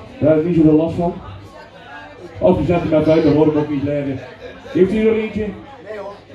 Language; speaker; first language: Dutch; early bilingual, other home language; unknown